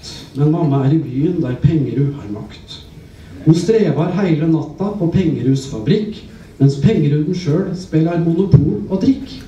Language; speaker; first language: Norwegian; native; Norwegian